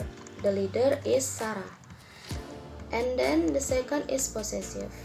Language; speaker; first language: English; non-native, learner; Indonesian